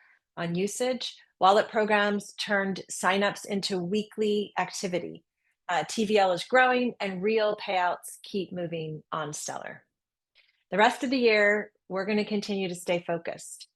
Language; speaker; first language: English; native; English